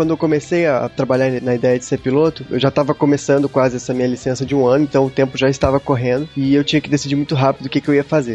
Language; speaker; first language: Portuguese; native; Portuguese